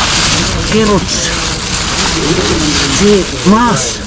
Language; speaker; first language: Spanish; non-native, learner; Filipino